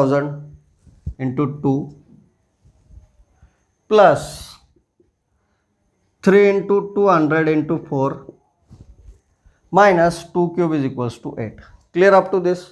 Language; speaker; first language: English; non-native, local second language; Marathi